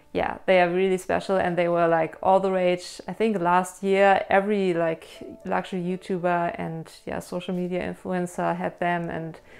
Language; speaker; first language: English; non-native, fluent; German